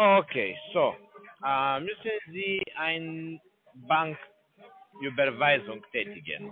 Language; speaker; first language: German; non-native, learner; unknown